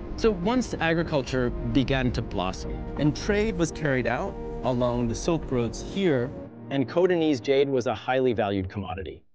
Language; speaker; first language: English; native; English